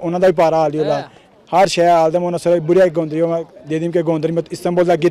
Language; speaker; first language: Turkish; non-native, learner; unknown